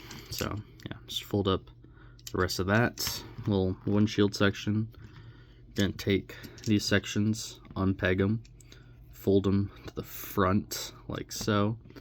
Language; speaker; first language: English; native; English